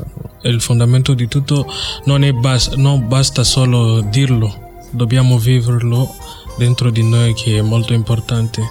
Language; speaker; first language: Italian; non-native, learner; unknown